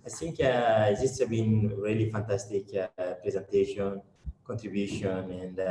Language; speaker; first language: English; non-native, fluent; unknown